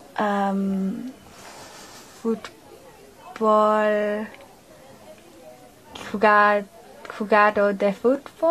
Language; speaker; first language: Spanish; non-native, learner; English